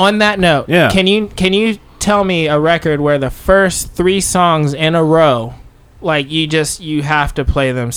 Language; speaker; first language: English; non-native, fluent; French